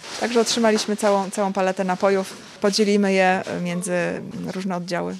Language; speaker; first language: Polish; native; Polish